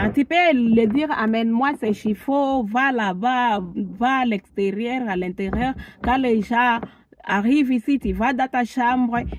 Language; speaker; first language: French; non-native, local second language; Swahili